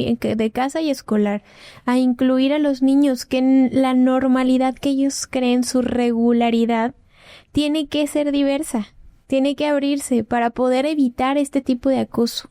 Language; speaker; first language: Spanish; native; Spanish